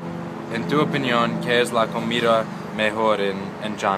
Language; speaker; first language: Spanish; non-native, learner; English